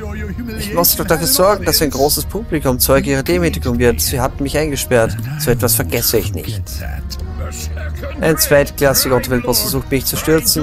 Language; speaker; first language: German; native; German